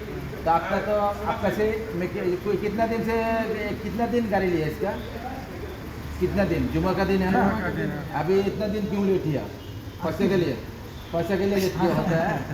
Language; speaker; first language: Hindi; non-native, learner; Bangla